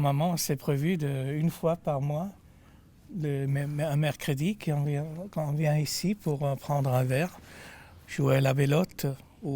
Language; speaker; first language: French; non-native, fluent; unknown